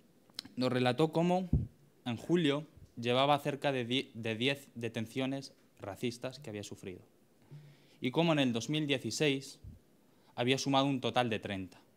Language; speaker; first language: Spanish; native; Spanish